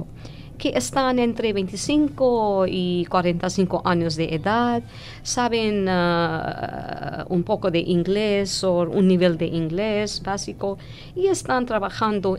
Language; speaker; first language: Spanish; non-native, fluent; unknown